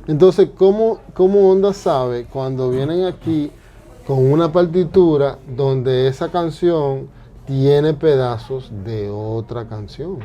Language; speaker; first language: Spanish; early bilingual, heritage; English